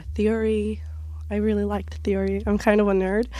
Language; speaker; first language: English; non-native, fluent; Hebrew